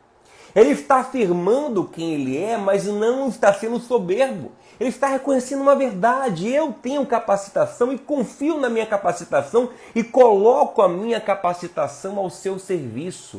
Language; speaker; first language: Portuguese; native; Portuguese